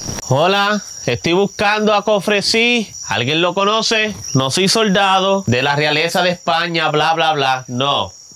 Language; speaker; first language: Spanish; early bilingual, heritage; Spanish